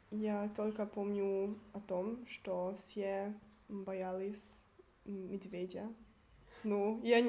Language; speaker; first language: Russian; non-native, learner; Hungarian